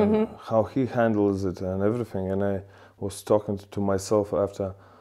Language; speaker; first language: English; non-native, fluent; Lithuanian